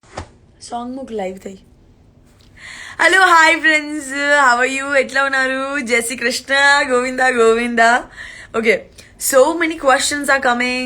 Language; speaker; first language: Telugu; non-native, local second language; Gujarati